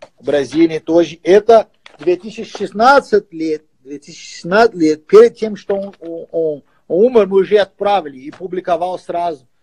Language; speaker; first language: Russian; non-native, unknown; Portuguese